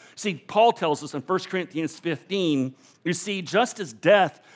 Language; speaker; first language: English; native; English